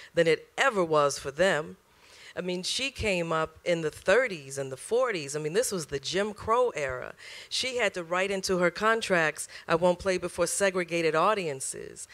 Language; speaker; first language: English; native; English